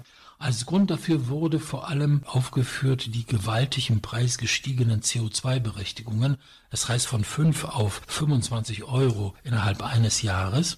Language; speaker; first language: German; non-native, fluent; Polish